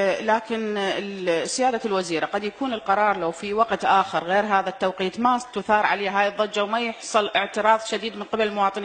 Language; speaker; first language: Arabic; native; Arabic